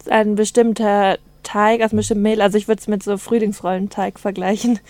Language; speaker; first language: German; native; German